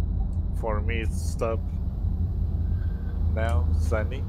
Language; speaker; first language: English; non-native, learner; Lithuanian